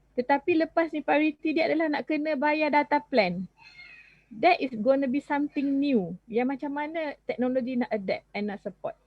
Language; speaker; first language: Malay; native; Malay